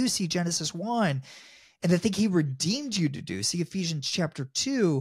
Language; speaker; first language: English; native; English